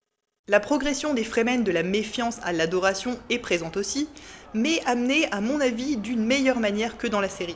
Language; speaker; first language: French; native; French